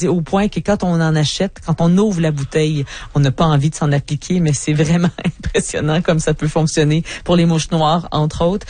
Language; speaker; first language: French; native; French